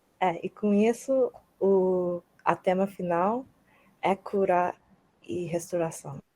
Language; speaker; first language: Portuguese; early bilingual, heritage; Portuguese